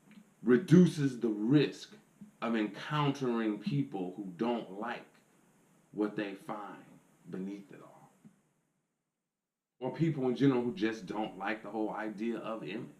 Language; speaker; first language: English; native; English